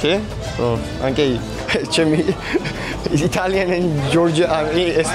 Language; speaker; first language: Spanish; non-native, learner; Georgian